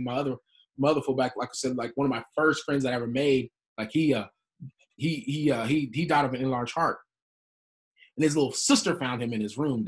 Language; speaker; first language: English; native; English